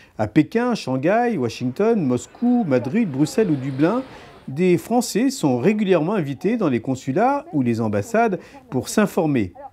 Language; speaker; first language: French; native; French